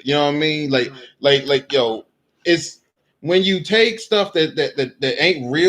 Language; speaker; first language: English; native; English